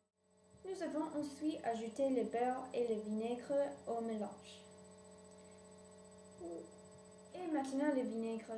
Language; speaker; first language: French; non-native, learner; English